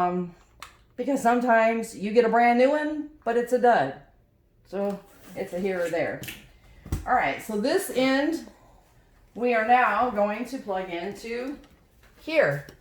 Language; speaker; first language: English; native; English